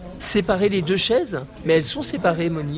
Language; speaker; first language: French; native; French